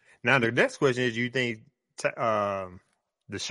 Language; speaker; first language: English; native; English